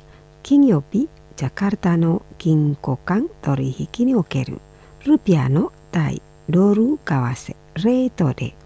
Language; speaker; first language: Japanese; non-native, fluent; Indonesian